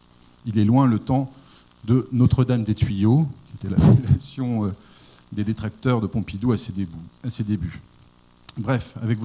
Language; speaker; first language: French; native; French